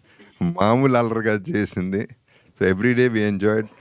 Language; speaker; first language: Telugu; native; Telugu